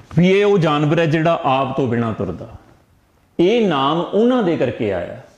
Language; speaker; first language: Punjabi; native; Punjabi